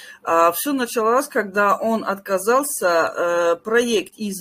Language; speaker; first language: Russian; non-native, fluent; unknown